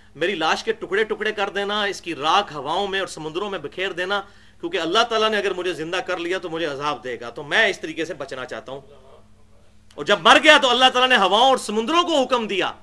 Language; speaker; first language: Urdu; non-native, local second language; Punjabi